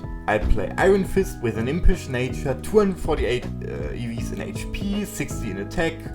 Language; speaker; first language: English; non-native, fluent; German